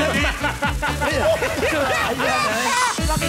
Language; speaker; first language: Spanish; native; Spanish